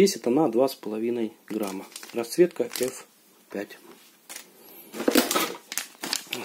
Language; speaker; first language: Russian; native; Russian